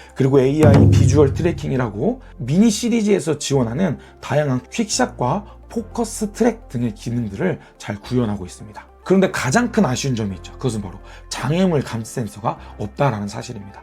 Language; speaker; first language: Korean; native; Korean